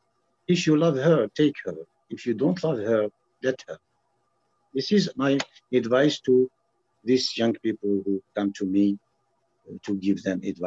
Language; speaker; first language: English; non-native, learner; French